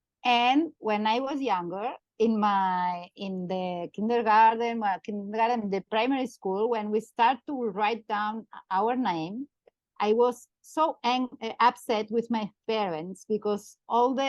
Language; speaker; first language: English; non-native, learner; Catalan